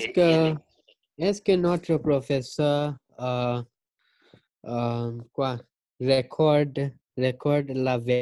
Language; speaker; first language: French; non-native, learner; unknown